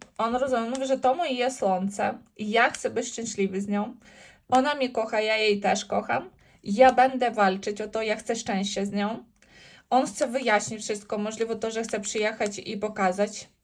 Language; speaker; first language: Polish; non-native, learner; Ukrainian